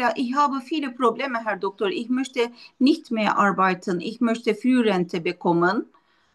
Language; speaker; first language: German; non-native, learner; Turkish